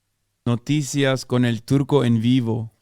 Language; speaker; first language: Spanish; non-native, learner; English